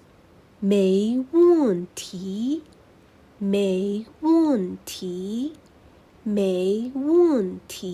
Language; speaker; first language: Chinese; non-native, fluent; Burmese